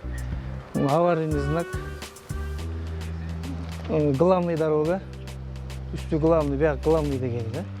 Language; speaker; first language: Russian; non-native, local second language; Kyrgyz